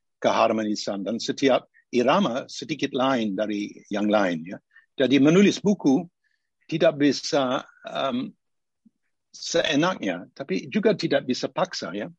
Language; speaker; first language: Indonesian; non-native, fluent; English